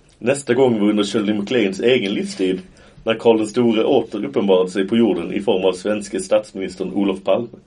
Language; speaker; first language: Swedish; native; Swedish